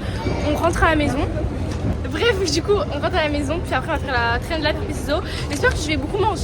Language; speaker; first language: French; native; French